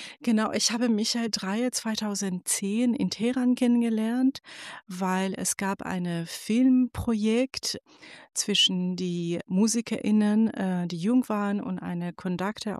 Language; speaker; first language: German; non-native, fluent; Persian